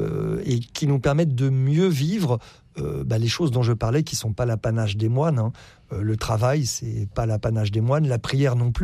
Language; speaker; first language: French; native; French